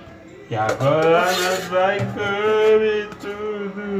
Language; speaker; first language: Portuguese; non-native, learner; Haitian Creole